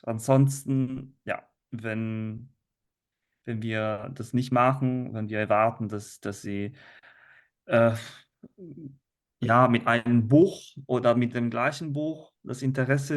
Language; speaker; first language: German; non-native, fluent; Italian